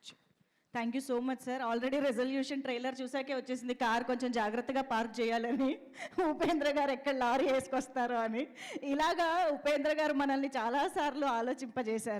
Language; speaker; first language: Telugu; native; Telugu